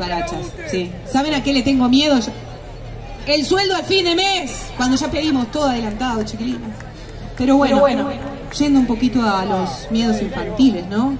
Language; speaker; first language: Spanish; native; Spanish